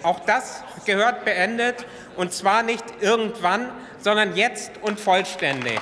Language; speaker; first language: German; native; German